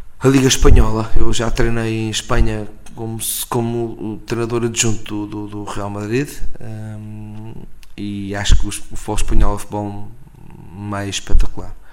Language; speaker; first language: Portuguese; native; Portuguese